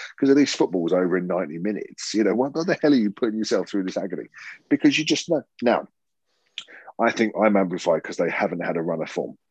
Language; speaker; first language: English; native; English